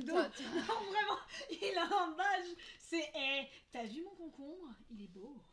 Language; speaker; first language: French; native; French